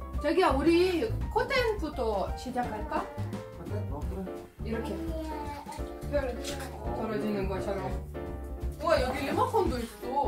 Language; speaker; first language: Korean; non-native, fluent; Russian